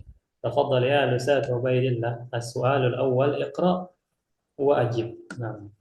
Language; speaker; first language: Arabic; non-native, fluent; Indonesian